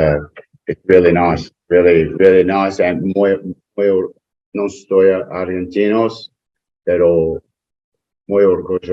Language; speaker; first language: Spanish; non-native, learner; English